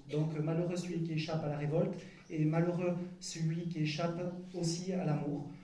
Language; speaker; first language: French; native; French